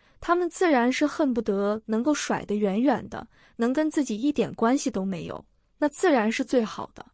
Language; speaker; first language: Chinese; native; Chinese